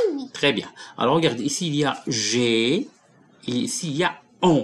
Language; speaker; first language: French; non-native, local second language; Arabic